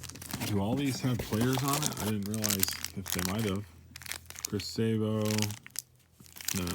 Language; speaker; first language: English; native; English